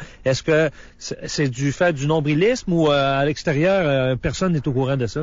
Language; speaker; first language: French; native; French